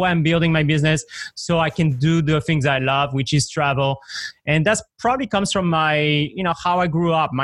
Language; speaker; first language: English; non-native, fluent; French